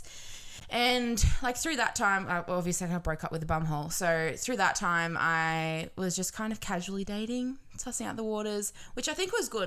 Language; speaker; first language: English; native; English